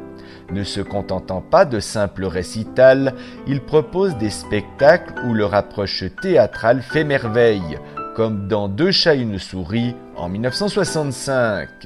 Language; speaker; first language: French; native; French